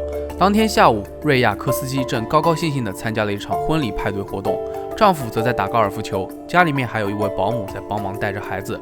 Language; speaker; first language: Chinese; native; Chinese